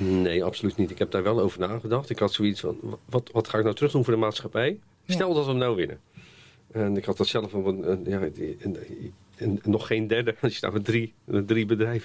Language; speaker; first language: Dutch; native; Dutch